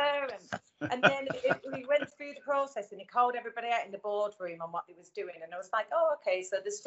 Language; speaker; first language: English; native; English